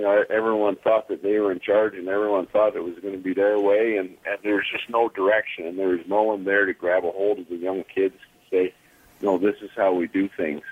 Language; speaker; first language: English; native; English